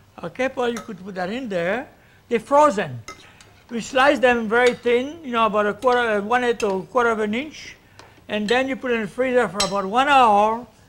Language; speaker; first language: English; non-native, fluent; French